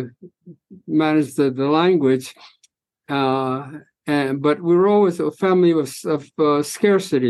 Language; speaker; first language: English; early bilingual, other home language; Spanish